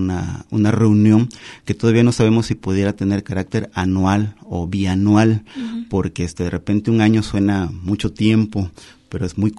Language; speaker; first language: Spanish; native; Spanish